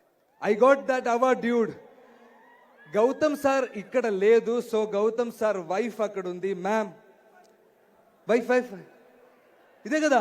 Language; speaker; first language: Telugu; non-native, learner; Malayalam